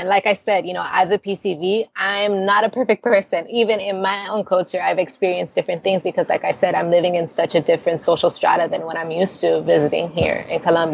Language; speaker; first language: English; early bilingual, other home language; Spanish